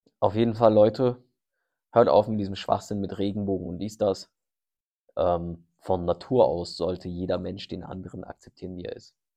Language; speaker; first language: German; early bilingual, other home language; Turkish